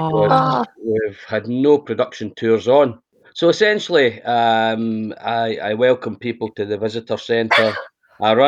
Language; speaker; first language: English; native; English